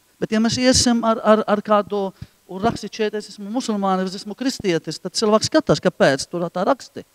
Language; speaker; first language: Latvian; non-native, fluent; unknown